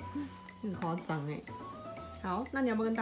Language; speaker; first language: Chinese; native; Chinese